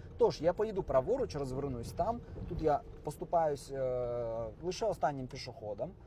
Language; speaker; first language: Ukrainian; native; Ukrainian